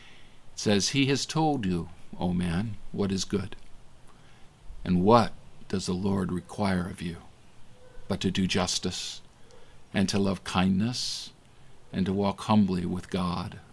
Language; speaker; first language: English; native; English